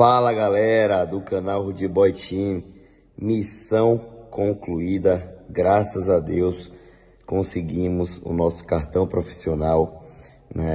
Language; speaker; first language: Portuguese; native; Portuguese